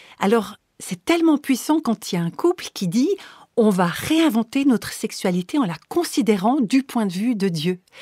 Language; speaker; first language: French; native; French